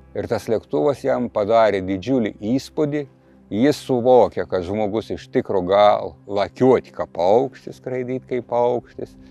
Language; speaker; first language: Lithuanian; native; Lithuanian